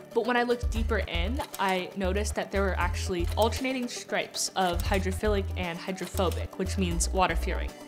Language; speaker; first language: English; native; English